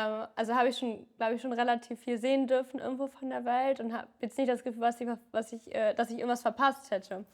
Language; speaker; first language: German; native; German